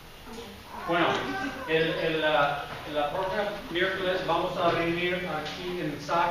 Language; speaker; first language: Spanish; non-native, fluent; English